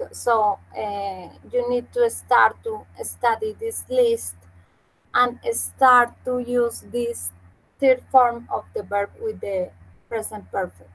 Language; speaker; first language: English; non-native, fluent; Spanish